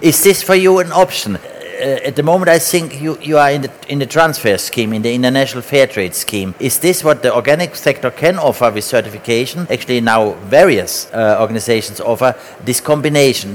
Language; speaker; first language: English; non-native, fluent; German